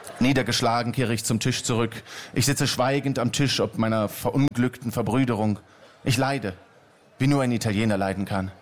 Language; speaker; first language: German; native; German